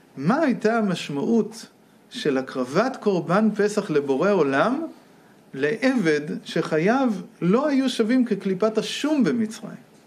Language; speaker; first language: Hebrew; non-native, fluent; English